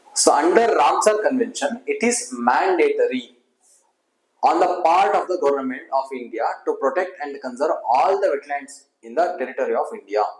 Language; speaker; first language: English; non-native, local second language; Kannada